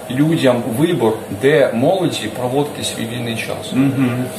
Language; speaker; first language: Ukrainian; non-native, local second language; Russian